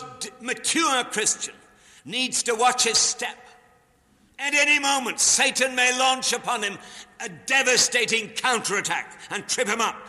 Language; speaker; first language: English; native; English